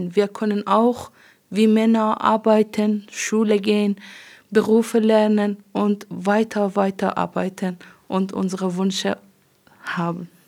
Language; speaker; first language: German; non-native, learner; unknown